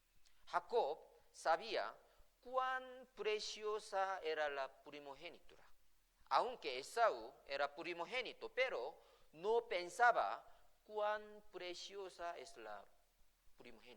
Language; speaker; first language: Spanish; non-native, fluent; Korean